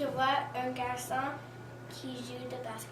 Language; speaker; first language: French; non-native, learner; English